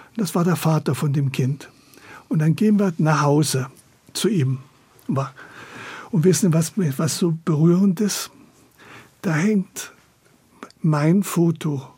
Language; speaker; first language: German; native; German